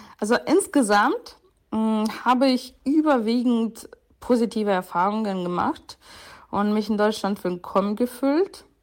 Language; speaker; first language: German; non-native, fluent; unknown